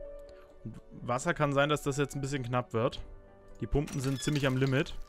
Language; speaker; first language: German; native; German